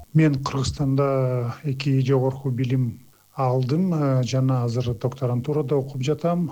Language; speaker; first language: Kyrgyz; non-native, local second language; Azerbaijani